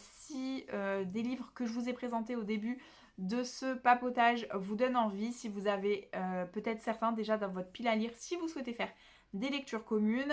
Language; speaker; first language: French; native; French